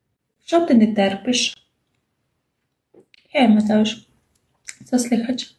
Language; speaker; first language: Polish; non-native, learner; Ukrainian